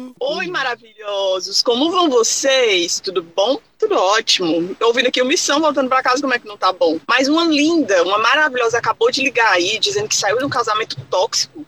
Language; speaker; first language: Portuguese; native; Portuguese